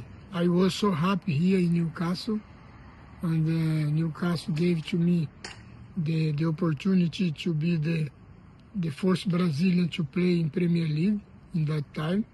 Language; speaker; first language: English; non-native, learner; Portuguese